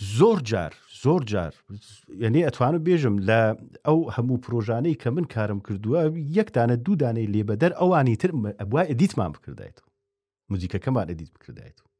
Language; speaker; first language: Central Kurdish; native; Central Kurdish